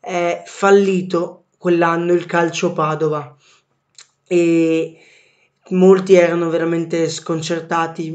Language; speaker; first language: Italian; native; Italian